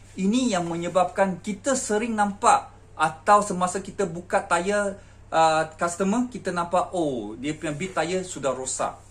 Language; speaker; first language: Malay; native; Malay